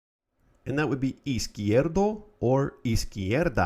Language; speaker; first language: Spanish; non-native, fluent; English